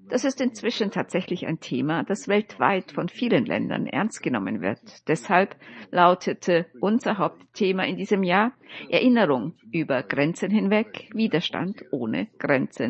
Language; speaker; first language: German; native; German